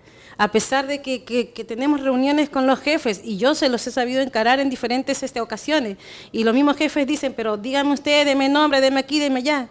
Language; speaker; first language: Spanish; native; Spanish